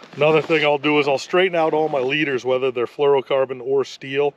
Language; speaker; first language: English; native; English